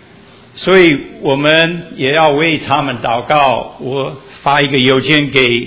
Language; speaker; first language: Chinese; early bilingual, heritage; Chinese